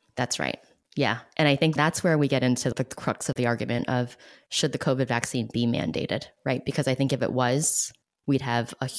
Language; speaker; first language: English; native; English